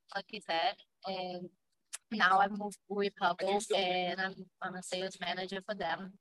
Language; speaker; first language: English; non-native, fluent; Portuguese